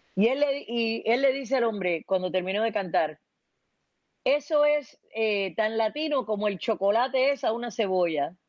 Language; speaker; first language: Spanish; early bilingual, heritage; Spanish